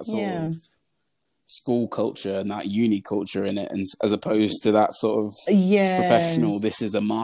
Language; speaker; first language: English; native; English